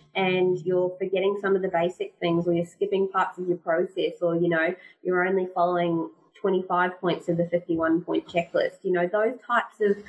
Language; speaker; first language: English; native; English